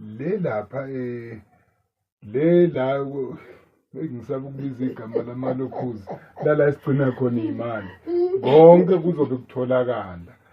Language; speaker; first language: Zulu; native; Zulu